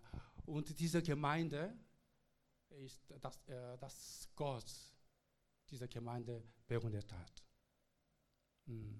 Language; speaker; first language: German; non-native, learner; Korean